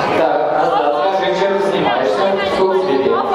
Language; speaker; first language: Russian; native; Russian